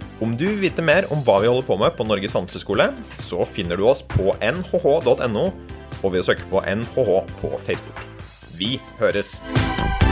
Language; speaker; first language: Norwegian; native; Norwegian